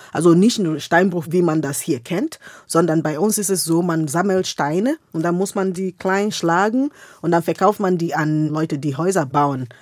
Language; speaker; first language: German; non-native, fluent; Igbo